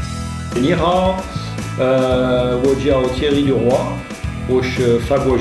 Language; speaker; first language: Chinese; non-native, fluent; French